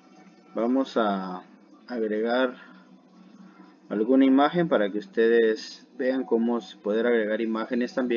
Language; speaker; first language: Spanish; native; Spanish